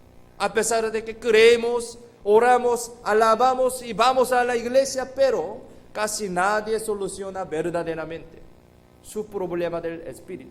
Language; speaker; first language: Spanish; non-native, fluent; Korean